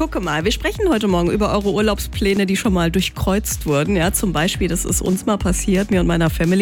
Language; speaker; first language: German; native; German